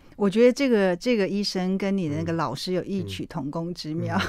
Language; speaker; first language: Chinese; native; Chinese